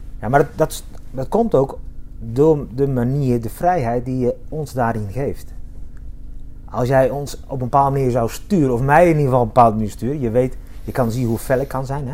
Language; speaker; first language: Dutch; native; Dutch